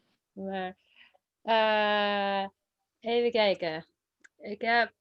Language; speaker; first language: Dutch; non-native, fluent; Russian